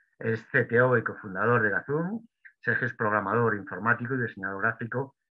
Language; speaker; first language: Spanish; native; Spanish